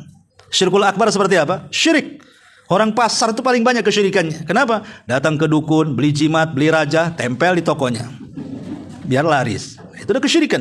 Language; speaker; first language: Indonesian; native; Indonesian